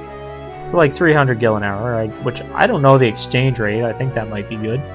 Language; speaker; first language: English; native; English